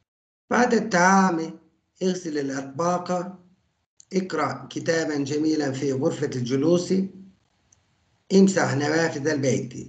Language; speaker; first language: Arabic; non-native, fluent; Turkish